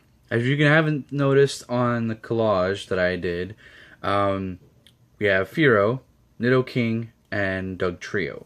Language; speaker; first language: English; native; English